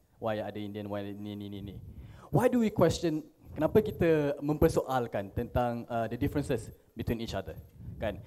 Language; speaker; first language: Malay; native; Malay